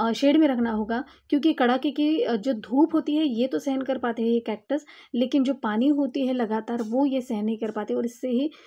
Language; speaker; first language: Hindi; non-native, local second language; Marathi